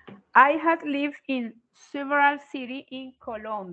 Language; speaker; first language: English; non-native, fluent; Spanish